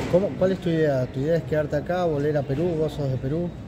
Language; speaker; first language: Spanish; native; Spanish